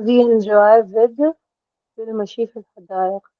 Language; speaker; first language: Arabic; non-native, learner; Hindi